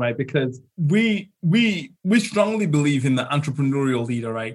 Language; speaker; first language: English; non-native, local second language; Shona